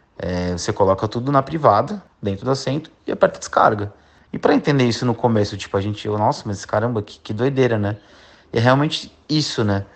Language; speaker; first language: Portuguese; native; Portuguese